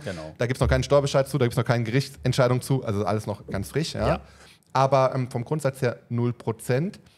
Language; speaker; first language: German; native; German